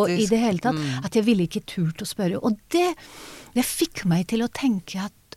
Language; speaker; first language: Norwegian; non-native, fluent; Hebrew